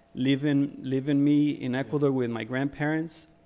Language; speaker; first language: English; early bilingual, other home language; Spanish